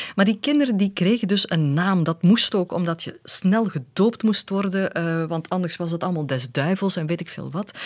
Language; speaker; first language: Dutch; native; Dutch